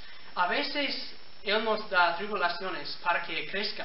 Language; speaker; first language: Spanish; non-native, fluent; English